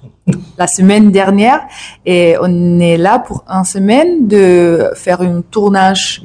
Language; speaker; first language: French; non-native, learner; English